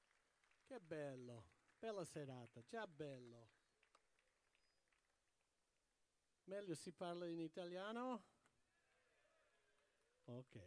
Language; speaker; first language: Italian; early bilingual, heritage; English